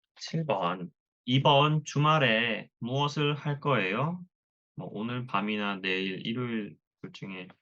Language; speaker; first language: Korean; non-native, fluent; Thai